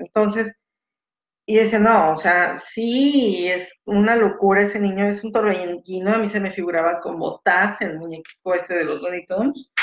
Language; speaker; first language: Spanish; native; Spanish